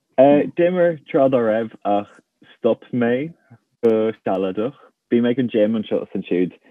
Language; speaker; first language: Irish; non-native, local second language; English